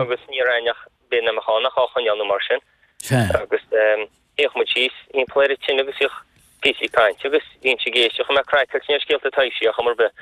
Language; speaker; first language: Irish; native; Irish